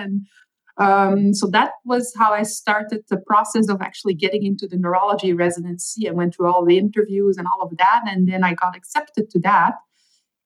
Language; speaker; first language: English; non-native, fluent; Dutch